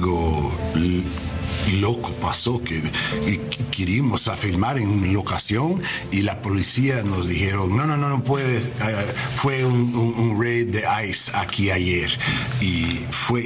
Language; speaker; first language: Spanish; non-native, learner; English